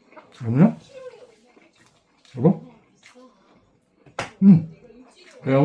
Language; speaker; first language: Korean; non-native, learner; Filipino